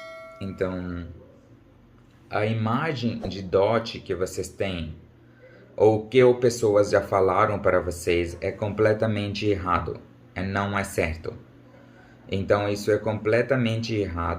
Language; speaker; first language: Portuguese; non-native, learner; Urdu